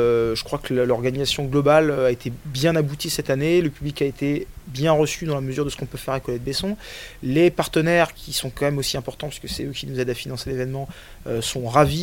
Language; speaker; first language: French; native; French